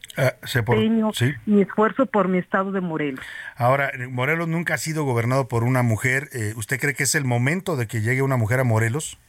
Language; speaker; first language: Spanish; native; Spanish